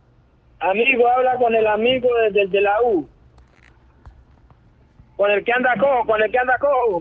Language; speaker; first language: Spanish; native; Spanish